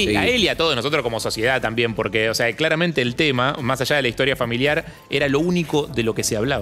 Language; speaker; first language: Spanish; native; Spanish